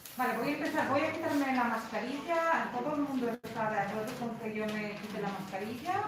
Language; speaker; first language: Spanish; non-native, fluent; Polish